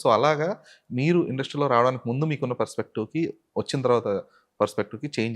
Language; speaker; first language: Telugu; native; Telugu